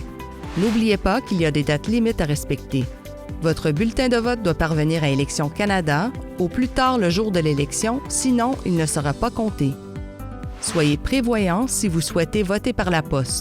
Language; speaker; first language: French; native; French